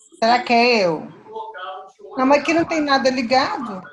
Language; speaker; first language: Portuguese; native; Portuguese